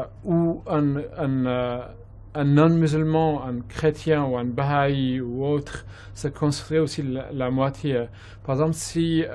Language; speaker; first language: French; non-native, fluent; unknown